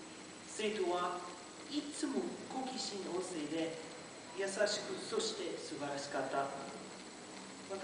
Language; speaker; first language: Japanese; non-native, learner; Portuguese